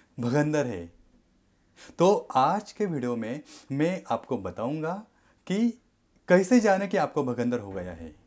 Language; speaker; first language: Hindi; non-native, local second language; Marathi